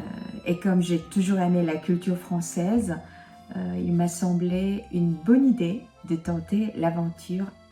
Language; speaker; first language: French; non-native, fluent; Korean